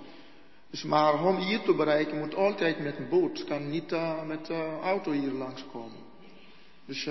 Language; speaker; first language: Dutch; non-native, learner; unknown